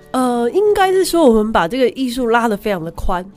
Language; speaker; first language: Chinese; native; Chinese